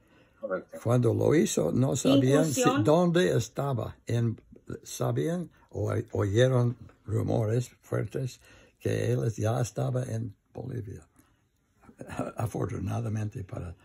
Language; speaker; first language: Spanish; non-native, learner; English